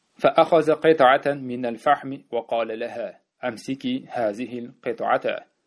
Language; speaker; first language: Arabic; non-native, fluent; Uzbek